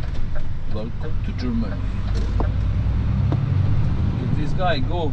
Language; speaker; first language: English; non-native, learner; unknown